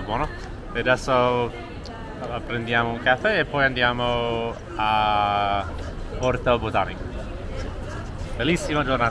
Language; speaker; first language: Italian; non-native, fluent; English